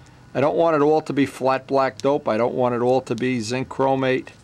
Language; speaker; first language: English; native; English